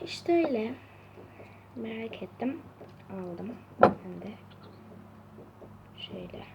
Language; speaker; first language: Turkish; native; Turkish